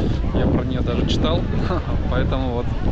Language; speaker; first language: Russian; native; Russian